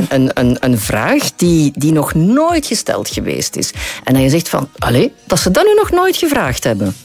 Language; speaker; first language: Dutch; native; Dutch